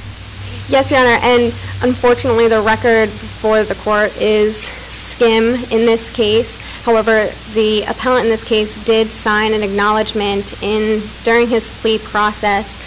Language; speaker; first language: English; native; English